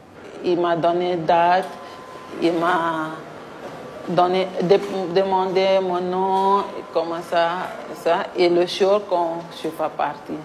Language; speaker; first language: French; non-native, learner; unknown